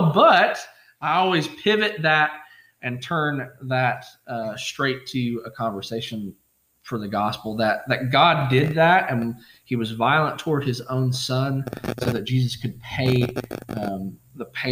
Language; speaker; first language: English; native; English